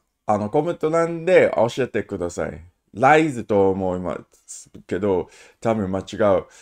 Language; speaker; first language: Japanese; non-native, learner; English